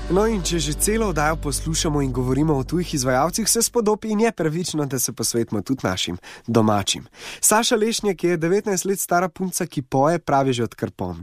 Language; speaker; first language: Slovenian; native; Slovenian